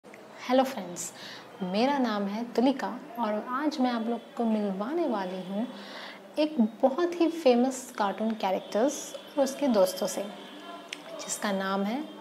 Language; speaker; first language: Hindi; native; Hindi